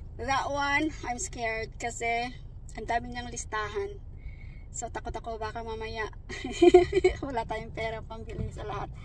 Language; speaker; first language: Filipino; non-native, local second language; Hiligaynon